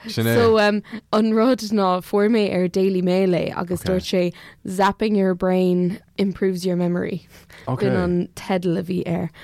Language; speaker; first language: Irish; non-native, local second language; English